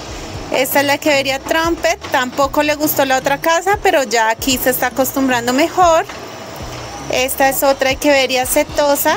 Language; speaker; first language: Spanish; native; Spanish